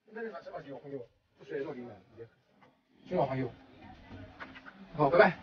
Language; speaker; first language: Chinese; native; Chinese